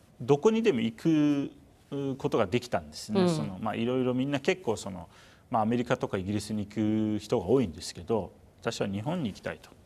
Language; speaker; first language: Japanese; non-native, fluent; Turkish